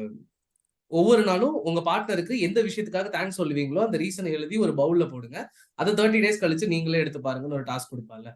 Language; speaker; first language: Tamil; native; Tamil